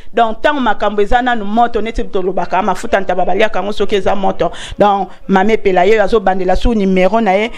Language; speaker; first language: Lingala; native; Lingala